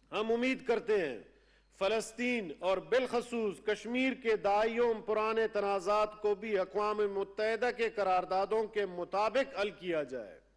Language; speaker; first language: Urdu; non-native, local second language; Baluchi